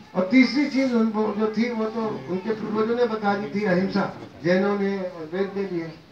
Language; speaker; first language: Hindi; native; Hindi